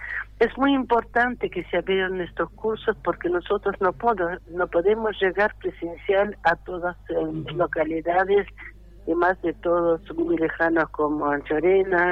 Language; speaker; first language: Spanish; non-native, fluent; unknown